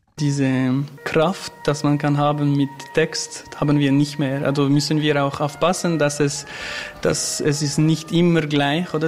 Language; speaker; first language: German; non-native, local second language; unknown